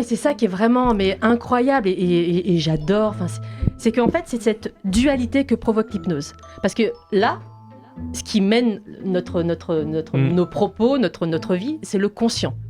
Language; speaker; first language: French; native; French